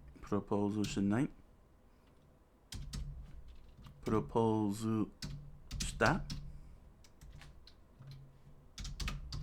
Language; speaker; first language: Japanese; non-native, learner; English